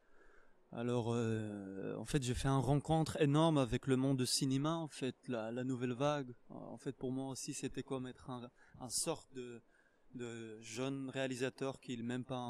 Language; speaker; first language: French; non-native, fluent; Hebrew